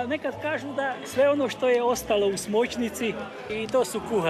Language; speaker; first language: Serbian; early bilingual, heritage; Croatian